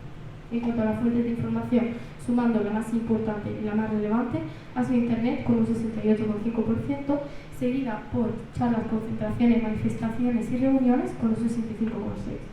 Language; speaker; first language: Spanish; early bilingual, other home language; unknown